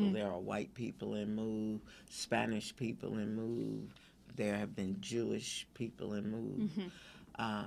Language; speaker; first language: English; native; English